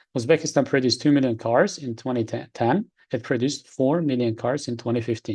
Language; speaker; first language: English; non-native, fluent; Uzbek